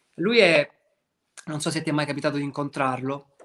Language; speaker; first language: Italian; native; Italian